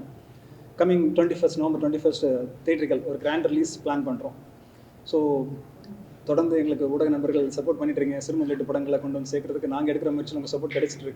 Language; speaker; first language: Tamil; native; Tamil